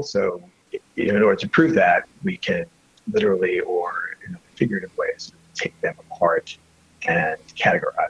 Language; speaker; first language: English; native; English